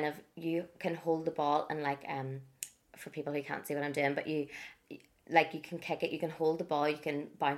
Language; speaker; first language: English; native; English